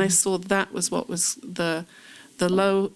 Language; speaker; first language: English; native; English